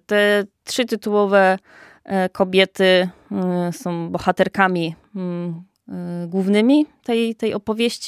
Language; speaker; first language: Polish; native; Polish